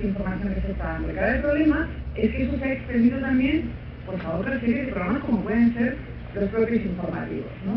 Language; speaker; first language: Spanish; native; Spanish